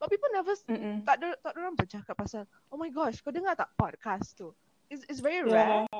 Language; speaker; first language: English; non-native, local second language; Malay